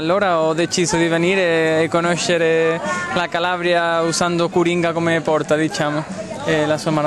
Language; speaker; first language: Italian; non-native, fluent; Spanish